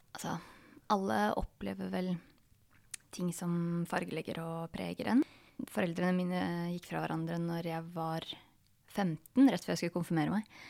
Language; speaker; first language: Norwegian; native; Norwegian